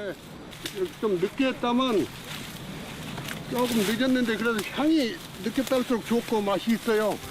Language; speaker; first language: Korean; native; Korean